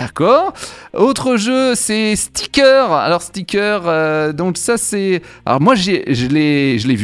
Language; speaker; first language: French; native; French